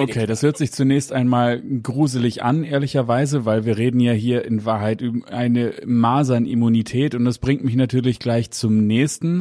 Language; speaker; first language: German; native; German